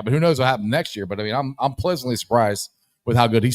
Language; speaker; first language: English; native; English